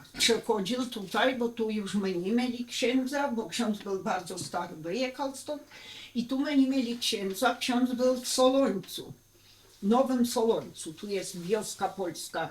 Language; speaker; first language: Polish; early bilingual, heritage; Polish